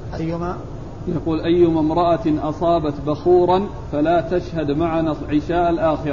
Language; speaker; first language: Arabic; native; Arabic